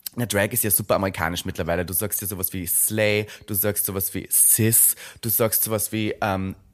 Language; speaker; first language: German; native; German